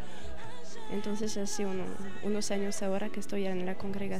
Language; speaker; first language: Spanish; non-native, fluent; French